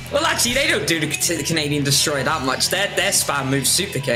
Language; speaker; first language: English; native; English